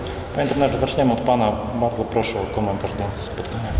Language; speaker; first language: Polish; native; Polish